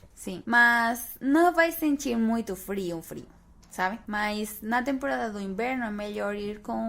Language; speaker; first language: Portuguese; non-native, fluent; Spanish